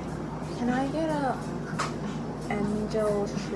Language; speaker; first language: English; non-native, learner; Korean